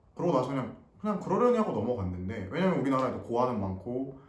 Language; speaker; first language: Korean; native; Korean